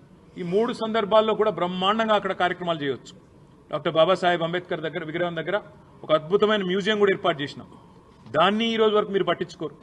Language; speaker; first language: Telugu; native; Telugu